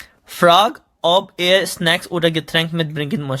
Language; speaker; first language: German; non-native, learner; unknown